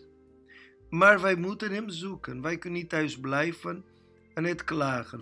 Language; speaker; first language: Dutch; non-native, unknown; Portuguese